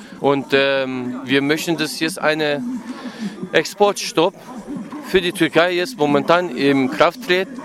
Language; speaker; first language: German; non-native, fluent; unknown